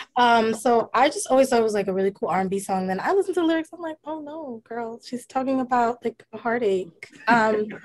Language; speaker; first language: English; native; English